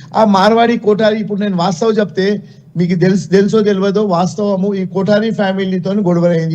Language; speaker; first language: Telugu; non-native, local second language; Gujarati